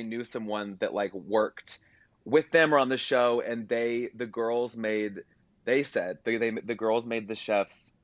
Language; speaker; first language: English; native; English